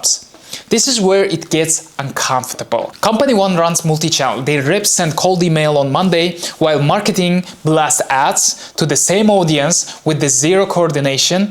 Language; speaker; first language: English; non-native, fluent; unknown